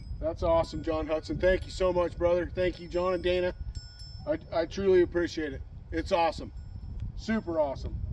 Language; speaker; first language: English; native; English